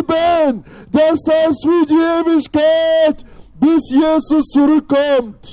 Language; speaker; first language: German; non-native, fluent; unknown